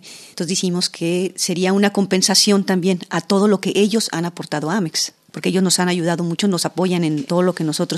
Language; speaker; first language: Spanish; native; Spanish